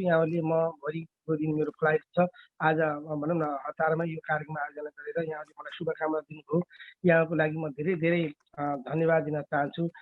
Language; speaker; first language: Nepali; native; Nepali